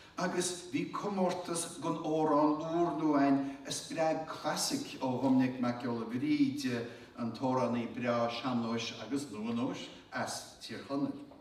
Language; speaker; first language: Irish; native; Irish